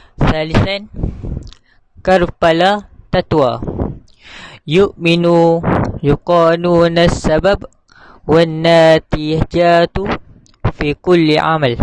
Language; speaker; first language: Arabic; non-native, learner; Malay